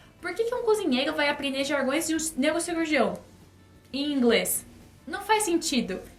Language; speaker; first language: Portuguese; native; Portuguese